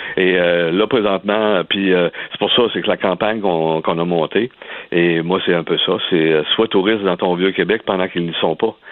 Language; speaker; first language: French; native; French